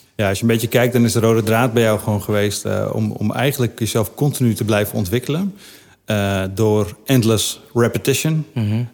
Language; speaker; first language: Dutch; native; Dutch